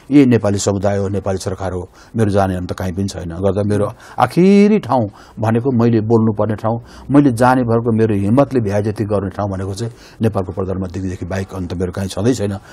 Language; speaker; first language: Nepali; native; Nepali